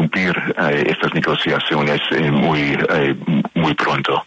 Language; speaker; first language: Spanish; non-native, learner; English